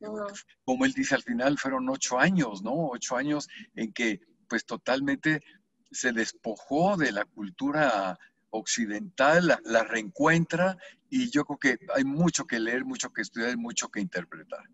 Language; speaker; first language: Spanish; native; Spanish